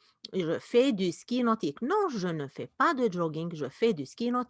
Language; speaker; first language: French; non-native, fluent; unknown